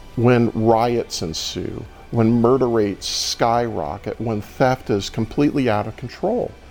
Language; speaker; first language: English; native; English